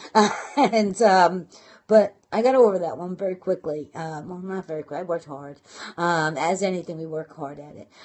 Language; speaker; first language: English; native; English